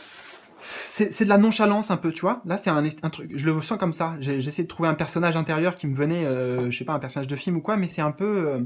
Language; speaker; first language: French; native; French